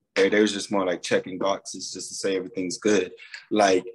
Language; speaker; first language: English; native; English